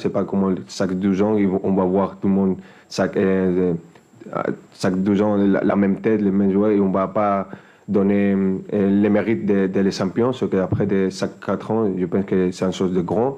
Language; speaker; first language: French; non-native, fluent; Spanish